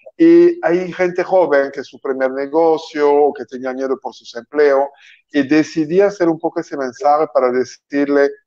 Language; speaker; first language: Spanish; non-native, fluent; French